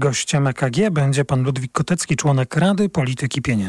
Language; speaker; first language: Polish; native; Polish